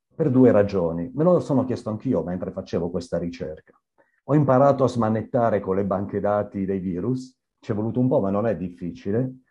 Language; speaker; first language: Italian; native; Italian